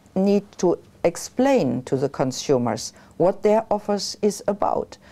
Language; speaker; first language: English; non-native, fluent; Luxembourgish